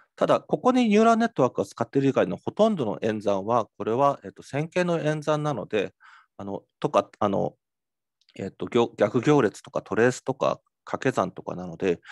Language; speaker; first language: Japanese; native; Japanese